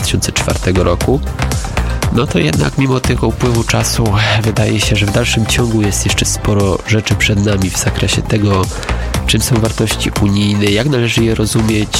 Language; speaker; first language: Polish; native; Polish